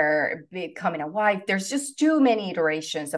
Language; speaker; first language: English; non-native, fluent; Spanish